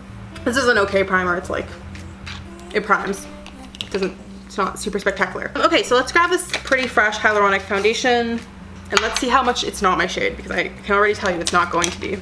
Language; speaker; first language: English; native; English